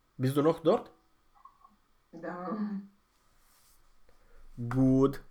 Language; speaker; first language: German; non-native, fluent; Romanian